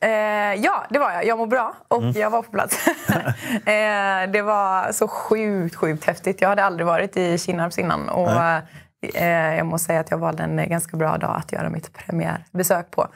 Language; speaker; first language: Swedish; native; Swedish